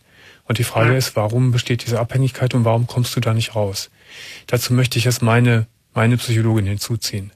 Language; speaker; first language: German; native; German